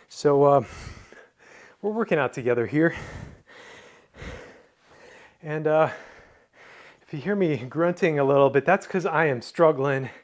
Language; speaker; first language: English; native; English